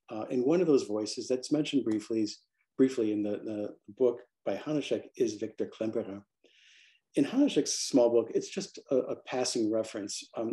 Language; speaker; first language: English; native; English